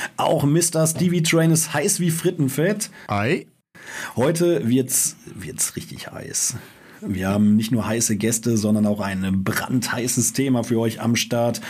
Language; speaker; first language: German; native; German